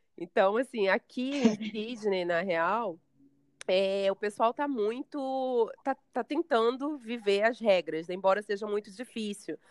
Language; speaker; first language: Portuguese; native; Portuguese